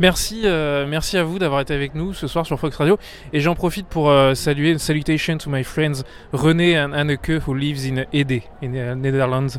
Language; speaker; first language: French; native; French